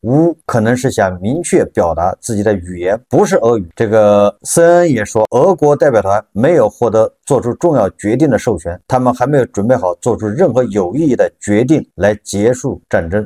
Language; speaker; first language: Chinese; native; Chinese